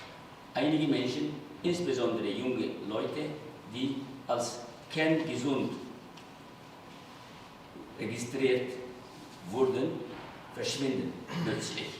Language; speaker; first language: German; non-native, fluent; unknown